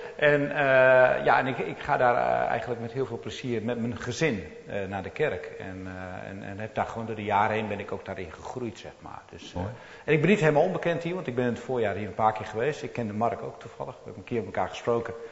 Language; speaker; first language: Dutch; native; Dutch